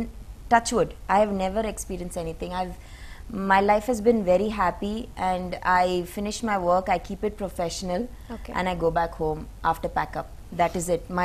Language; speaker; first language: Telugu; non-native, learner; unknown